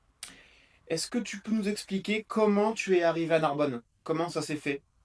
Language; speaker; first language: French; native; French